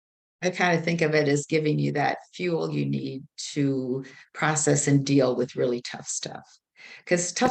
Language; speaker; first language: English; native; English